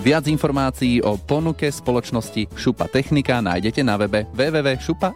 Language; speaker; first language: Slovak; native; Slovak